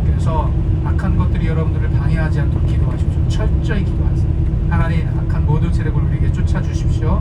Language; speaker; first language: Korean; native; Korean